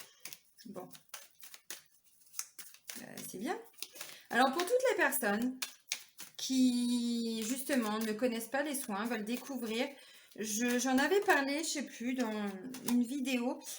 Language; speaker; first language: French; native; French